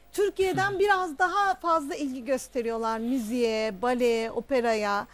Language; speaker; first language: Turkish; native; Turkish